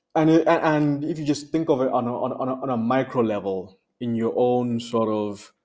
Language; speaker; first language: English; non-native, local second language; Tswana